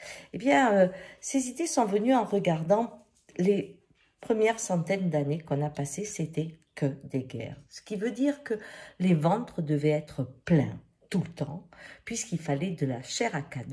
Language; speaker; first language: French; native; French